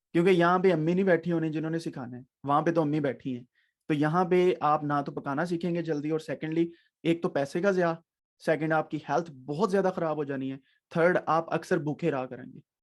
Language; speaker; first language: Urdu; native; Urdu